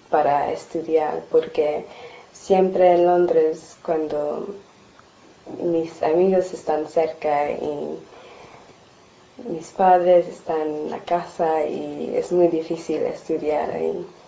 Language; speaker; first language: Spanish; non-native, learner; English